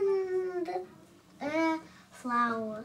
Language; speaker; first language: English; non-native, learner; Russian